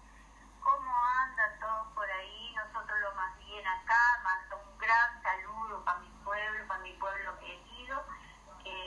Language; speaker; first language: Spanish; native; Spanish